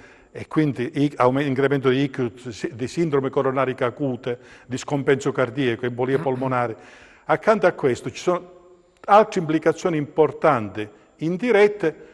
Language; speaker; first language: Italian; native; Italian